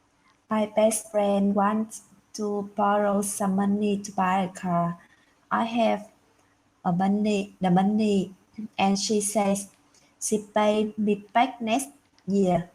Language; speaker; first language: English; non-native, learner; Vietnamese